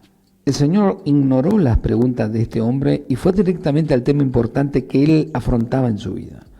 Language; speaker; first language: Spanish; native; Spanish